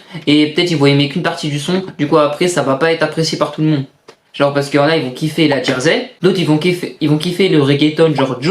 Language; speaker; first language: French; native; French